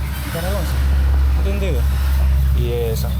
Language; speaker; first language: Spanish; non-native, learner; English